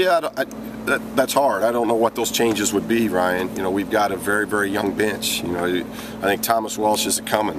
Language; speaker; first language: English; native; English